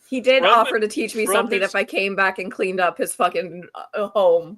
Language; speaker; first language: English; native; English